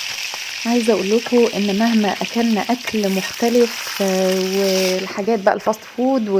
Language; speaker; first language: Arabic; native; Arabic